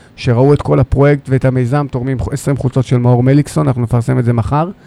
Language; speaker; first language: Hebrew; native; Hebrew